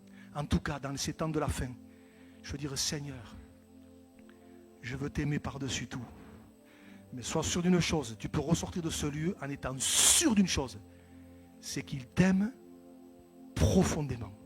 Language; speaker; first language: French; native; French